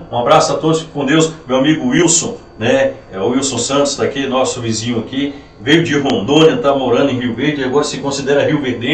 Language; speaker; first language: Portuguese; native; Portuguese